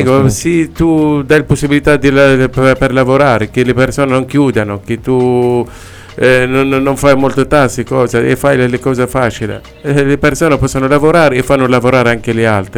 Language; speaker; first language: Italian; non-native, learner; Arabic